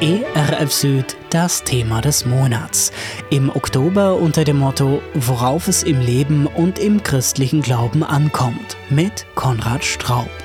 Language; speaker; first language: German; native; German